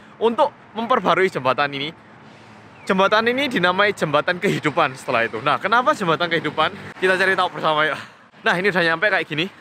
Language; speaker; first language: Indonesian; early bilingual, other home language; Korean